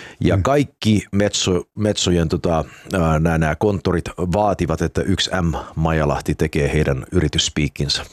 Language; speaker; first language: Finnish; early bilingual, heritage; Finnish